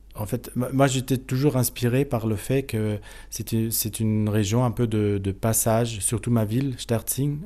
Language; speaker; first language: French; non-native, fluent; German